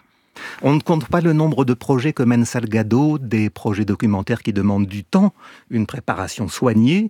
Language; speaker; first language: French; native; French